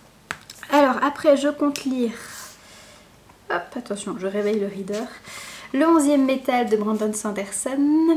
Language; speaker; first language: French; native; French